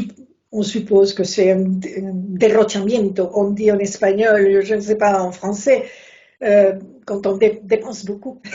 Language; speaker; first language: French; non-native, fluent; Spanish